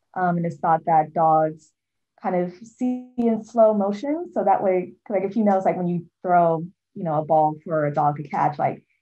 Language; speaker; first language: English; native; English